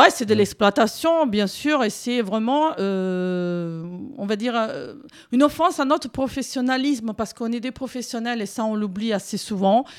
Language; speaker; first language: French; native; French